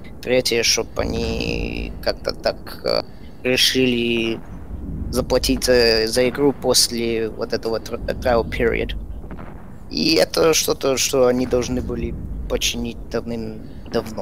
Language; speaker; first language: Russian; early bilingual, heritage; Russian